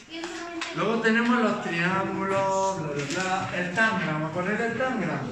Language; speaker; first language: Spanish; native; Spanish